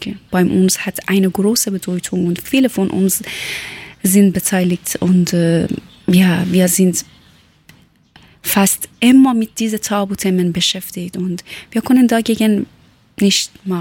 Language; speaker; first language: German; non-native, learner; Persian